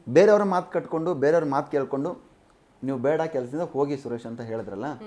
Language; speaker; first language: Kannada; native; Kannada